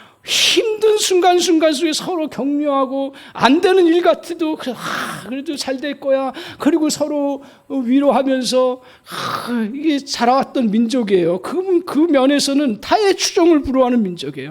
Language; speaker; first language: Korean; native; Korean